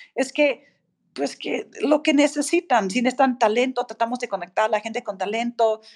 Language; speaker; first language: Spanish; non-native, fluent; English